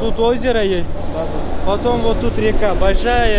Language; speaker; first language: Russian; native; Russian